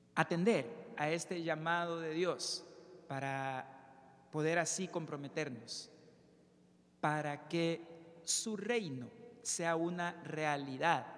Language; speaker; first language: Spanish; native; Spanish